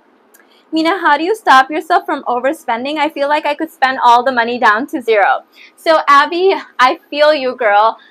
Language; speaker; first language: English; early bilingual, other home language; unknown